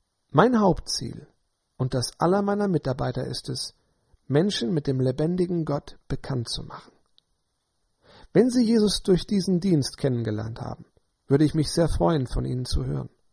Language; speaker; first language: German; native; German